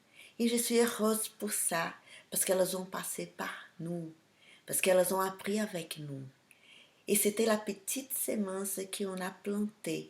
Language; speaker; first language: French; non-native, fluent; Portuguese